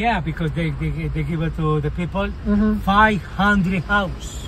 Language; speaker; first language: English; non-native, learner; Spanish